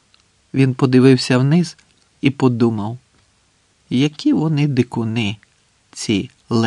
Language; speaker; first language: Ukrainian; native; Ukrainian